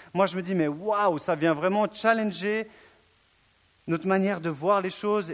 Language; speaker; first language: French; native; French